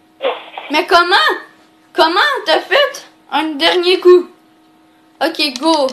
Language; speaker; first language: French; native; French